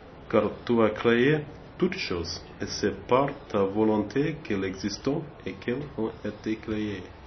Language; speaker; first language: French; non-native, learner; English